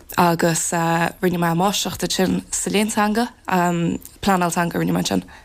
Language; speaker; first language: Irish; native; Irish